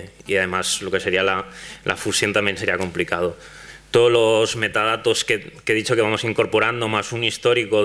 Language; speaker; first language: Spanish; non-native, local second language; Catalan